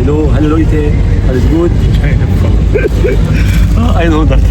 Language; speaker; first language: German; non-native, learner; Arabic